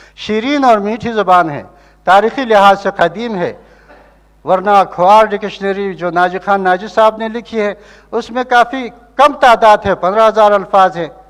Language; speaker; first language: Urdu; non-native, local second language; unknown